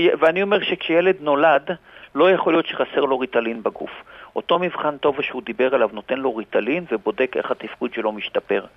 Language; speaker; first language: Hebrew; native; Hebrew